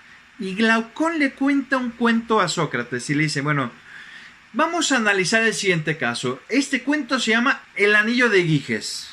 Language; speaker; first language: Spanish; native; Spanish